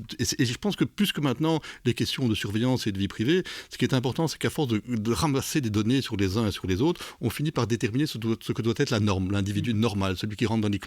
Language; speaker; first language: French; native; French